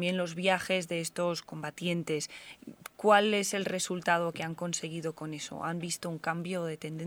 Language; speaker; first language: Spanish; native; Spanish